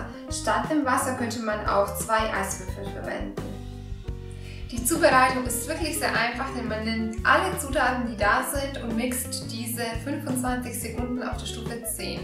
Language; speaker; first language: German; native; German